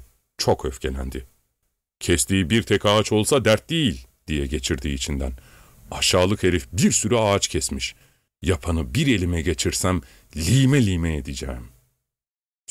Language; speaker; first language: Turkish; native; Turkish